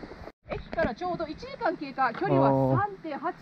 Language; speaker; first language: Japanese; native; Japanese